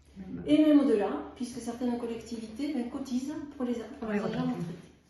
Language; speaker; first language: French; native; French